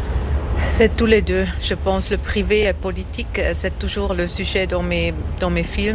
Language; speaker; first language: French; non-native, fluent; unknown